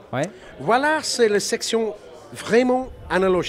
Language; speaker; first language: French; non-native, learner; English